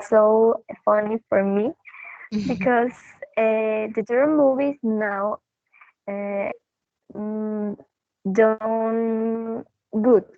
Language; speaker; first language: English; non-native, learner; Spanish